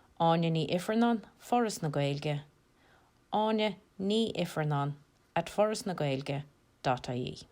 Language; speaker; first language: Irish; native; Irish